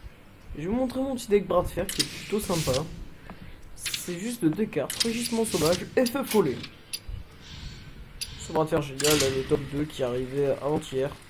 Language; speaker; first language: French; native; French